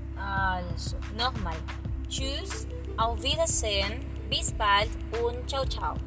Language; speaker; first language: German; non-native, learner; Spanish